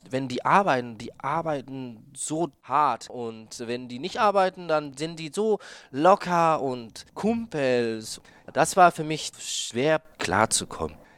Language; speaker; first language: German; non-native, fluent; Japanese